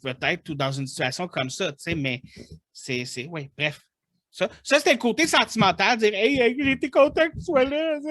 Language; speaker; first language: French; native; French